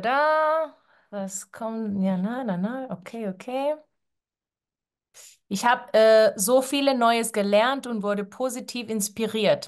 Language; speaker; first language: German; non-native, fluent; Spanish